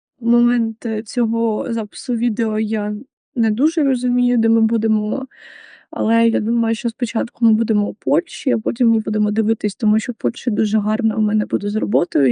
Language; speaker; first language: Ukrainian; native; Ukrainian